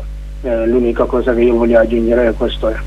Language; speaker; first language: Italian; non-native, learner; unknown